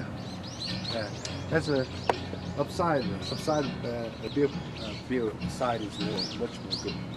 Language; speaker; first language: English; non-native, learner; Korean